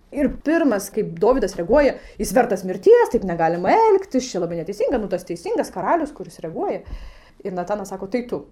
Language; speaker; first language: Lithuanian; non-native, fluent; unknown